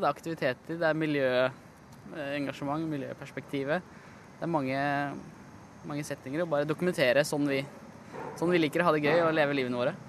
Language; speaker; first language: Norwegian; native; Norwegian